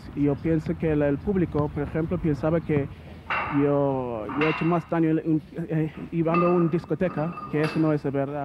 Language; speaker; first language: Spanish; non-native, learner; English